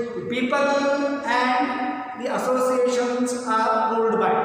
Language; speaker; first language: English; non-native, local second language; Kannada